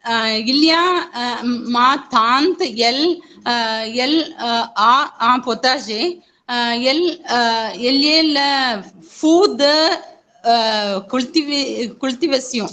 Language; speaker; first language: French; non-native, learner; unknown